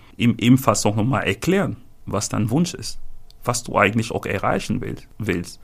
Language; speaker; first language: German; non-native, fluent; French